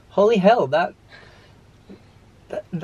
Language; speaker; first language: English; native; English